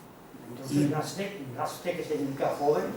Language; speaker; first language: Spanish; non-native, local second language; Catalan